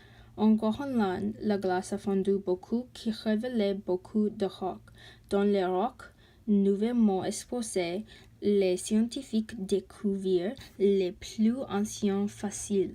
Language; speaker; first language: French; non-native, learner; English